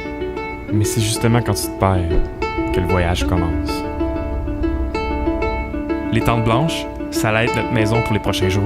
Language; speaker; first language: French; native; French